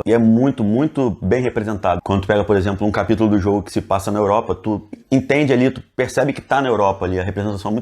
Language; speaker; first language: Portuguese; native; Portuguese